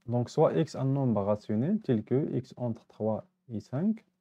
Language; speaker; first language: French; non-native, local second language; Arabic